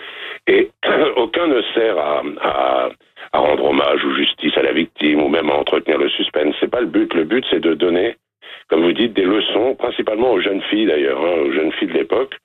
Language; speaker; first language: French; native; French